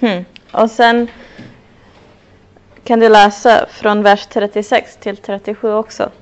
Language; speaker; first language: Swedish; non-native, fluent; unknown